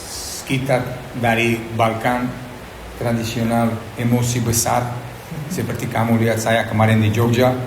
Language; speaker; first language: Indonesian; non-native, fluent; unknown